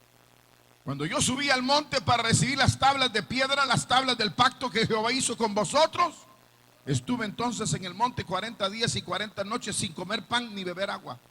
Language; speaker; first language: Spanish; native; Spanish